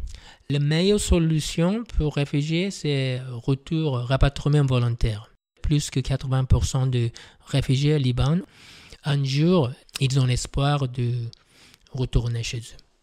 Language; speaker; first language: French; non-native, fluent; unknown